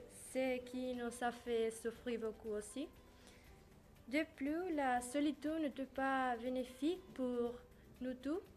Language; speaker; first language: French; non-native, learner; Spanish